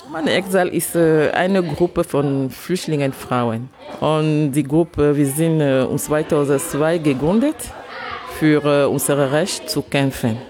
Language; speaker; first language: German; non-native, learner; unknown